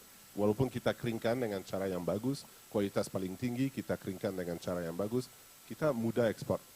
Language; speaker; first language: Indonesian; non-native, fluent; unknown